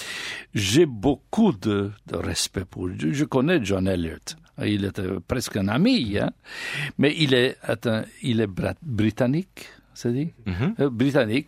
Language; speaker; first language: French; non-native, learner; English